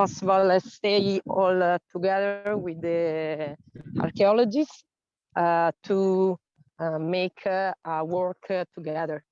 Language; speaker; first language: English; non-native, learner; Italian